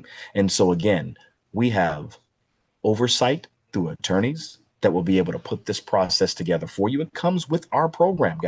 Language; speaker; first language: English; native; English